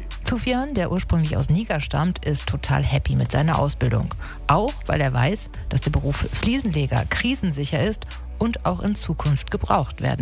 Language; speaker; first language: German; native; German